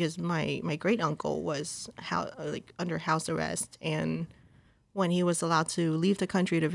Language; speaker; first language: English; early bilingual, other home language; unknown